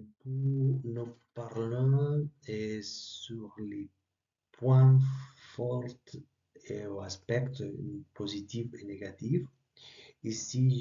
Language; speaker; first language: French; non-native, learner; Spanish